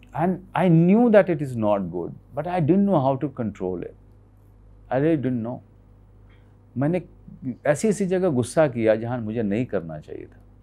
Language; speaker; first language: Hindi; native; Hindi